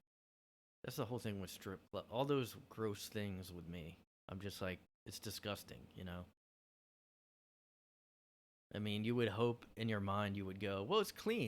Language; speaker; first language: English; native; English